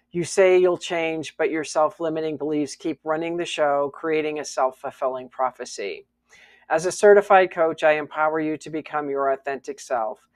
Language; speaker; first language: English; native; English